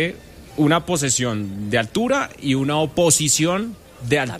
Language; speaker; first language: Spanish; native; Spanish